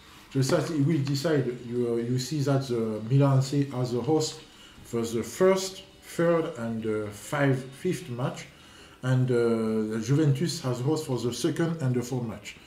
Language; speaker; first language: English; non-native, learner; French